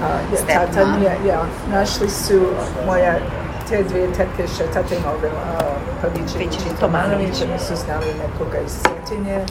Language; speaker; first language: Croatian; early bilingual, heritage; Serbian